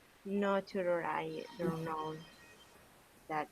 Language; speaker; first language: English; non-native, learner; Spanish